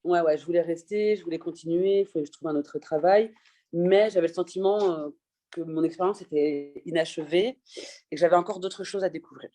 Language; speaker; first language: French; early bilingual, other home language; Persian